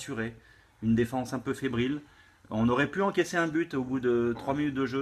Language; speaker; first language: French; native; French